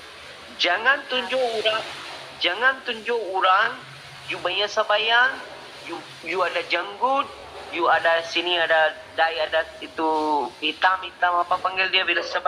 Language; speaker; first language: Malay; non-native, learner; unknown